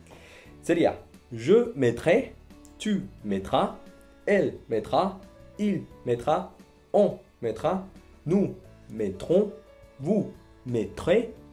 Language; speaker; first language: French; non-native, fluent; Spanish